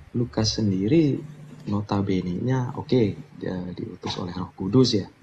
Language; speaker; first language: Indonesian; native; Indonesian